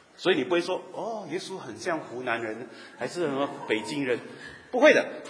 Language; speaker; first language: Chinese; native; Chinese